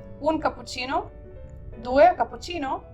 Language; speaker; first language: Italian; non-native, fluent; Ukrainian